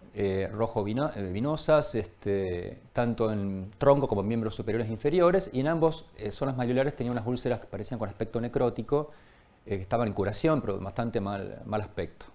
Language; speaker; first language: Spanish; native; Spanish